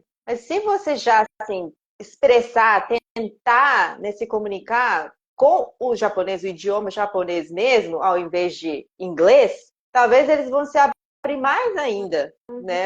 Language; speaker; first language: Portuguese; non-native, fluent; Japanese